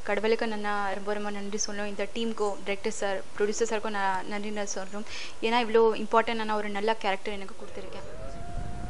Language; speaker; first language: Tamil; non-native, fluent; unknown